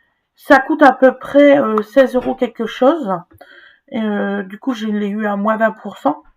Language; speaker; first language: French; native; French